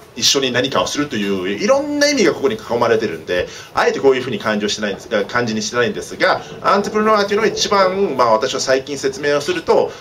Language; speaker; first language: Japanese; early bilingual, heritage; Japanese